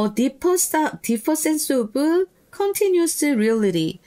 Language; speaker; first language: English; non-native, fluent; Korean